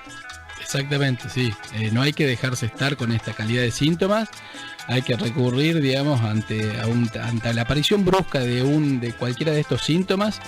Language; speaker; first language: Spanish; native; Spanish